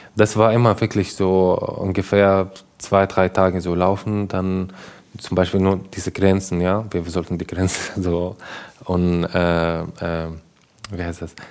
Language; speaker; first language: German; non-native, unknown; Arabic